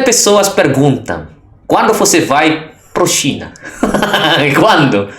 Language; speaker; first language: Portuguese; non-native, learner; Indonesian